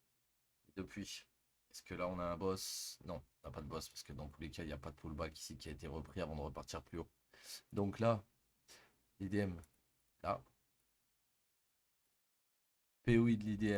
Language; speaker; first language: French; native; French